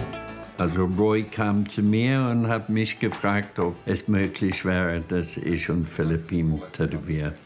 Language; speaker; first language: German; non-native, fluent; English